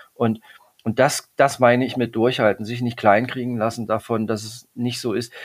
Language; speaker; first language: German; native; German